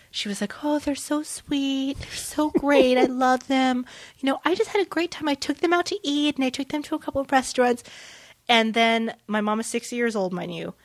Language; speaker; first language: English; early bilingual, other home language; Vietnamese